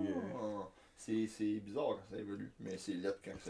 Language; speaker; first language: French; native; French